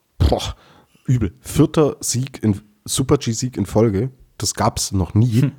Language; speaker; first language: German; native; German